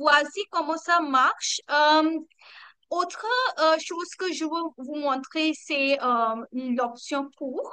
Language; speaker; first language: French; non-native, learner; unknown